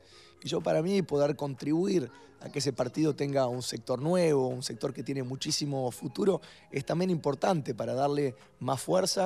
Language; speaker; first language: Spanish; native; Spanish